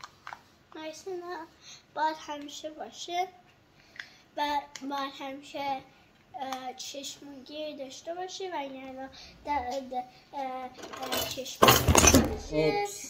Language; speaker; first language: Persian; early bilingual, heritage; Persian